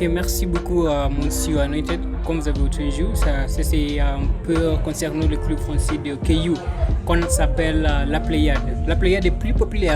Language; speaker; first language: French; non-native, learner; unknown